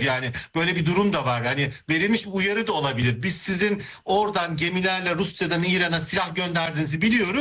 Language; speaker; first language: Turkish; native; Turkish